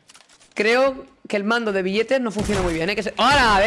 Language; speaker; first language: Spanish; native; Spanish